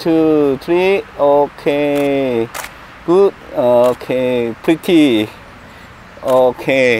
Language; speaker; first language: English; non-native, learner; Korean